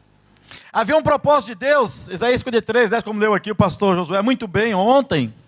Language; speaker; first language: Portuguese; native; Portuguese